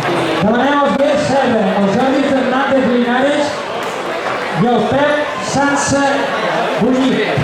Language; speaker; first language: Catalan; native; Catalan